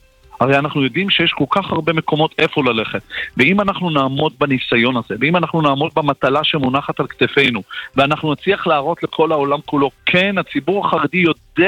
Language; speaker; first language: Hebrew; native; Hebrew